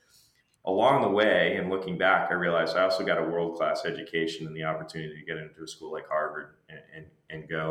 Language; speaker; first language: English; native; English